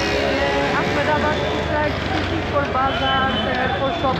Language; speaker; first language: English; non-native, learner; Greek